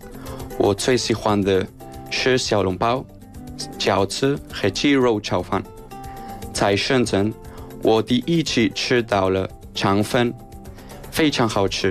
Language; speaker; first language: Chinese; non-native, learner; Spanish